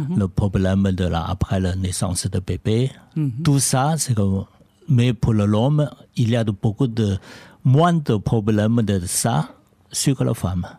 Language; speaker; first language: French; non-native, learner; Chinese